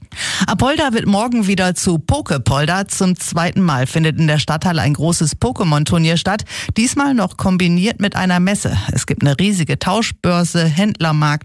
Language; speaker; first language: German; native; German